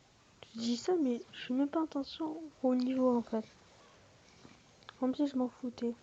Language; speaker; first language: French; native; French